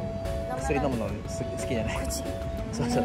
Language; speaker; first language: Japanese; native; Japanese